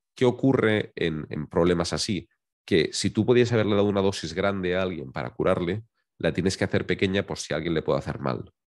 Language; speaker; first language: Spanish; native; Spanish